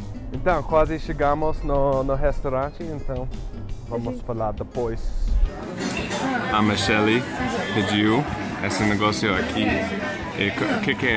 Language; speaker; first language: Portuguese; non-native, fluent; English